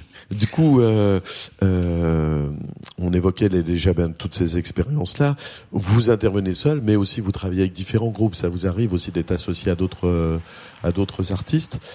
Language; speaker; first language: French; native; French